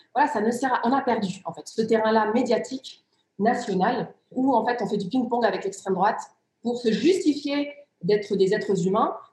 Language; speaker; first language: French; early bilingual, other home language; Riffian